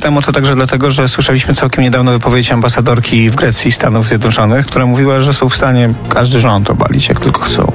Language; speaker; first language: Polish; native; Polish